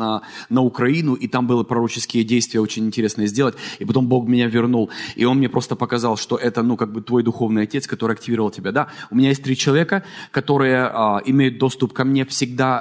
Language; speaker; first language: Russian; native; Russian